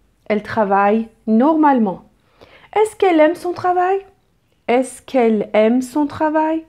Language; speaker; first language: French; non-native, fluent; Persian